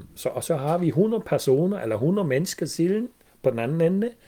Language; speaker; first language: Danish; non-native, fluent; German